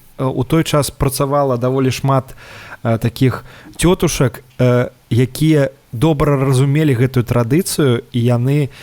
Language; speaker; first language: Belarusian; native; Belarusian